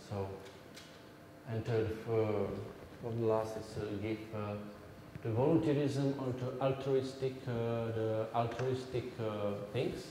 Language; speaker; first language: English; non-native, learner; Czech